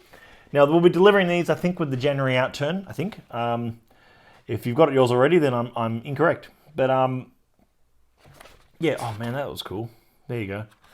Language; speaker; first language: English; native; English